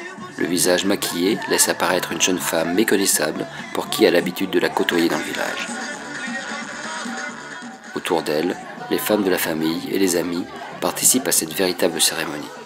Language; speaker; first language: French; native; French